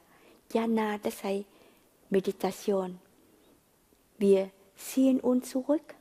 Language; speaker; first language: German; non-native, fluent; Vietnamese